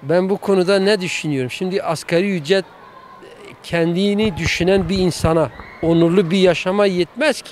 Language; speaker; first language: Turkish; native; Turkish